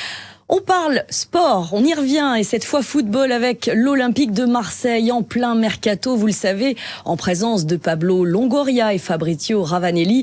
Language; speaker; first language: French; native; French